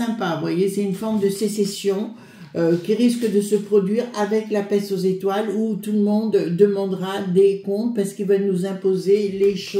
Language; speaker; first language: French; native; French